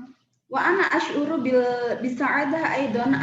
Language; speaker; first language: Arabic; non-native, fluent; Indonesian